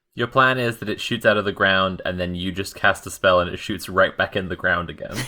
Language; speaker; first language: English; native; English